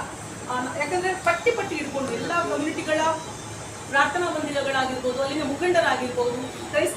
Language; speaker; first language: Kannada; native; Kannada